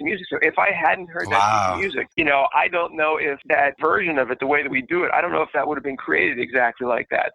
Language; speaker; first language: English; native; English